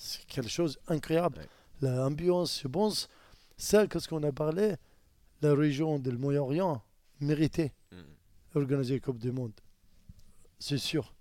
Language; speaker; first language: French; non-native, learner; Arabic